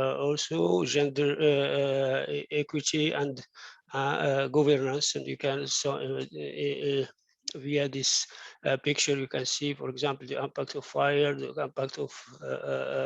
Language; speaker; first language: English; non-native, fluent; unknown